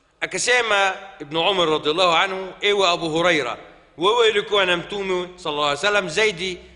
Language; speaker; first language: Swahili; non-native, fluent; Arabic